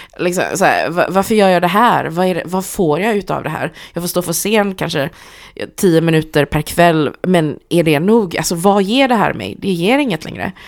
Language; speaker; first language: Swedish; early bilingual, other home language; Chinese